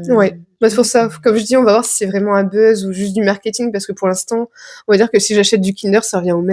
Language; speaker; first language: French; native; French